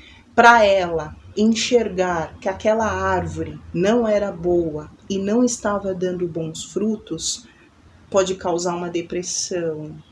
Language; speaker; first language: Portuguese; native; Portuguese